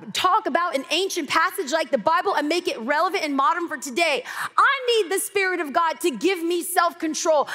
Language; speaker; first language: English; native; English